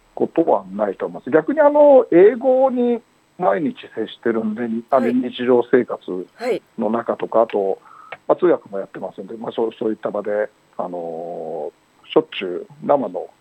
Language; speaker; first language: Japanese; native; Japanese